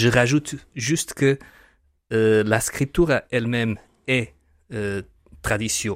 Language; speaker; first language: French; non-native, fluent; Portuguese